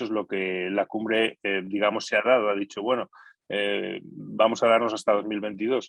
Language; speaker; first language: Spanish; native; Spanish